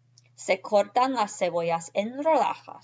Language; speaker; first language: Spanish; non-native, fluent; English